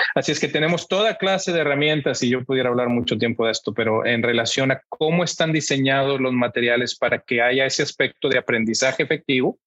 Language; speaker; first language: Spanish; native; Spanish